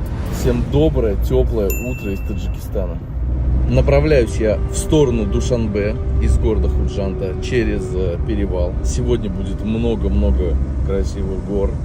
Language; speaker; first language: Russian; native; Russian